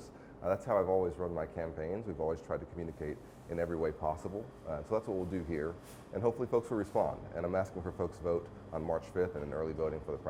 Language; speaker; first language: English; native; English